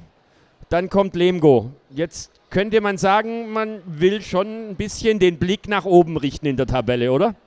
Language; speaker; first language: German; native; German